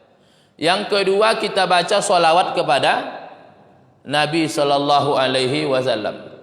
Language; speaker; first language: Indonesian; native; Indonesian